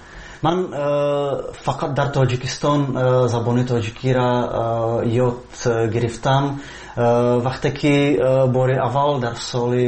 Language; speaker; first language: Persian; non-native, fluent; Czech